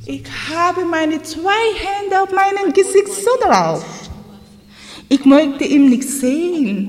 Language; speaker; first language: German; non-native, learner; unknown